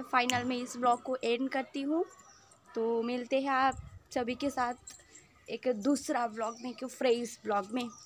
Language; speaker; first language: Hindi; non-native, local second language; Odia